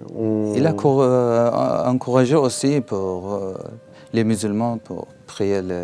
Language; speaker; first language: French; non-native, learner; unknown